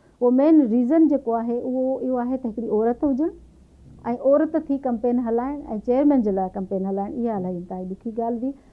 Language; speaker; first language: Sindhi; native; Sindhi